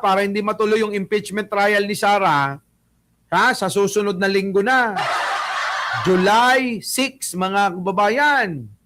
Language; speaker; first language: Filipino; non-native, local second language; Iloko